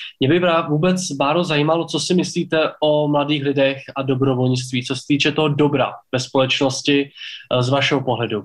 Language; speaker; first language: Czech; native; Czech